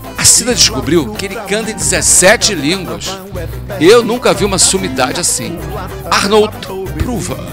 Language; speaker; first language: Portuguese; native; Portuguese